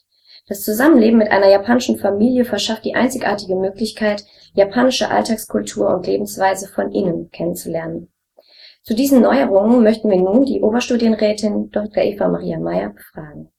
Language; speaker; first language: German; native; German